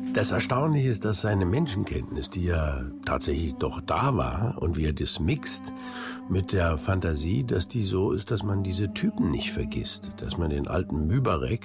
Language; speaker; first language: German; native; German